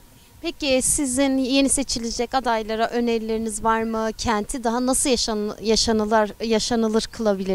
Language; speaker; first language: Turkish; native; Turkish